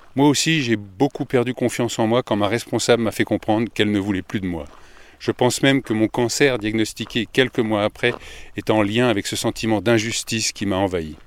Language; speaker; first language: French; native; French